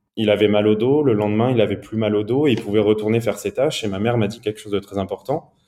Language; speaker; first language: French; early bilingual, other home language; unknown